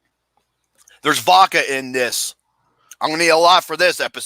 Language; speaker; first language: English; native; English